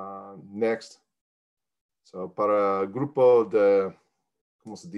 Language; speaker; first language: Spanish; non-native, learner; English